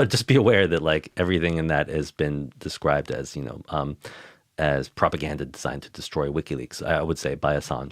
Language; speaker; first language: English; native; English